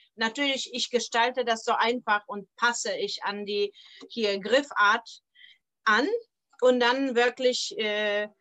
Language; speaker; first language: German; non-native, fluent; Polish